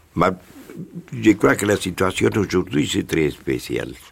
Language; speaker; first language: French; non-native, fluent; Spanish